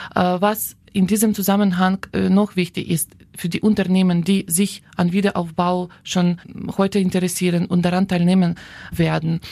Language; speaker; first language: German; non-native, fluent; Ukrainian